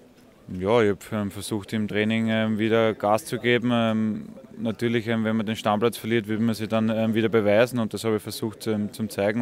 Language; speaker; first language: German; native; German